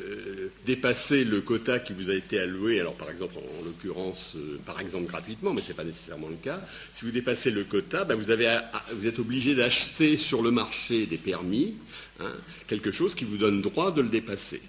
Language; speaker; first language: French; native; French